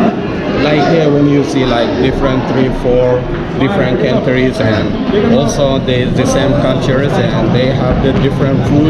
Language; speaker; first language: English; non-native, learner; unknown